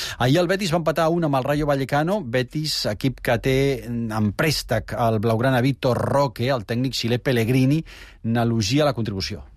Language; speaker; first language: Catalan; native; Catalan